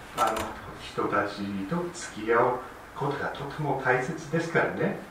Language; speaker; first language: Japanese; non-native, fluent; English